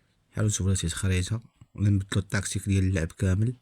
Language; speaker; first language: Arabic; native; Arabic